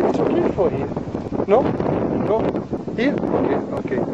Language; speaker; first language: English; non-native, learner; Berber languages